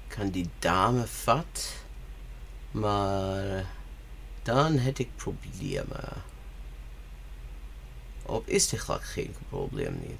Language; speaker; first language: Dutch; non-native, learner; English